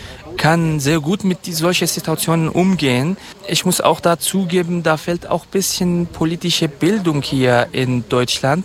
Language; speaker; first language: German; non-native, fluent; Kurdish